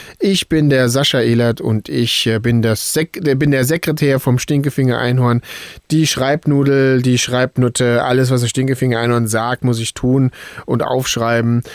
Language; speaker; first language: German; native; German